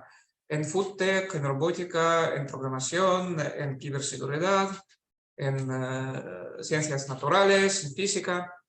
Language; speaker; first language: Spanish; non-native, fluent; Russian